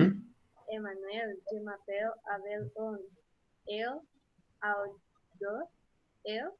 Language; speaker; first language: French; non-native, learner; Spanish